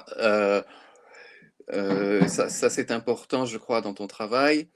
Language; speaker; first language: French; native; French